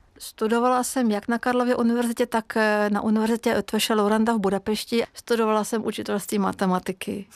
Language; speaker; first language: Czech; non-native, fluent; Hungarian